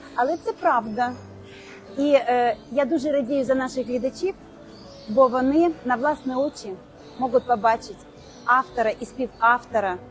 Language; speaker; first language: Ukrainian; non-native, local second language; Russian